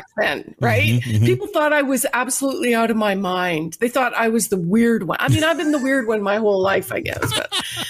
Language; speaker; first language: English; native; English